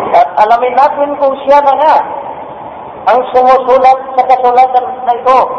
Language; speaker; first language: Filipino; non-native, local second language; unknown